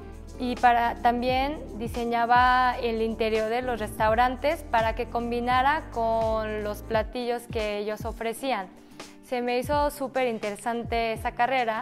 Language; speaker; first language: Spanish; early bilingual, other home language; Korean